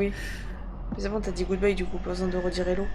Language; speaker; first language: French; native; French